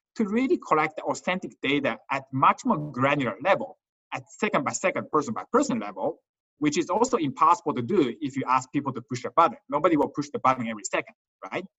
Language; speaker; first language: English; non-native, fluent; Chinese